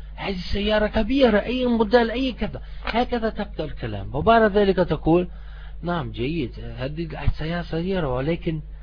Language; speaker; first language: Arabic; non-native, fluent; German